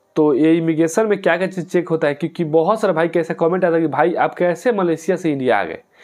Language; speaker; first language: Hindi; native; Hindi